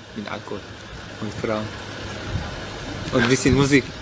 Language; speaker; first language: German; non-native, learner; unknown